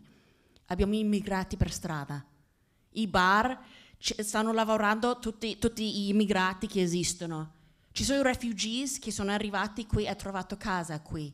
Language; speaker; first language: Italian; non-native, fluent; English